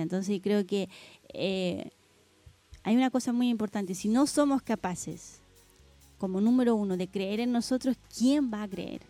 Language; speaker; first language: Spanish; native; Spanish